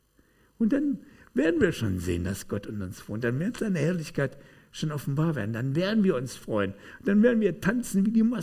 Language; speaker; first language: German; native; German